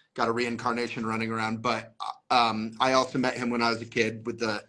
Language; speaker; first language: English; native; English